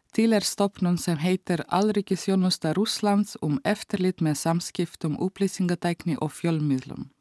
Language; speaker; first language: Icelandic; non-native, fluent; Russian